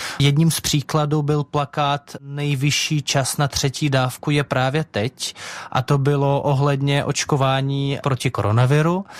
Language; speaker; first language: Czech; non-native, fluent; Russian